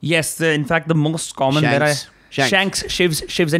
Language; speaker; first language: English; non-native, local second language; Hindi